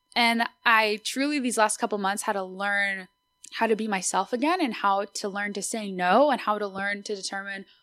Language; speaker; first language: English; early bilingual, other home language; Spanish